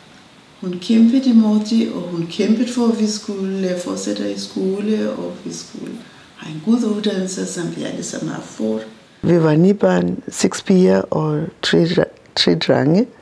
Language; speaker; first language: Danish; non-native, local second language; Masai